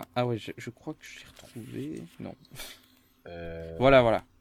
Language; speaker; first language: French; native; French